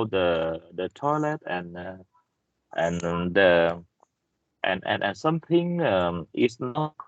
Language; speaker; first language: English; non-native, learner; Vietnamese